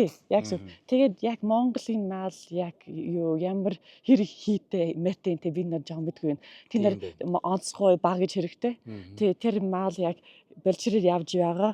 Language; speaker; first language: Mongolian; non-native, learner; English